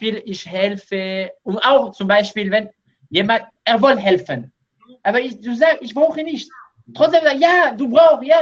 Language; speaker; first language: German; non-native, learner; Hebrew